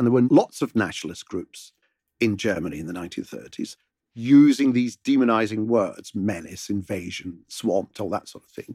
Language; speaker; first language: English; native; English